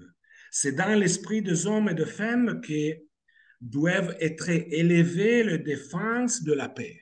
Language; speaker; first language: French; non-native, fluent; Italian